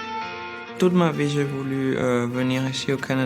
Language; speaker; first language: French; non-native, fluent; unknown